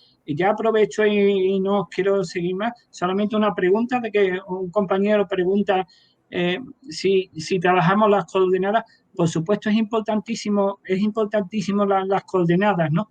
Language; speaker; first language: Spanish; native; Spanish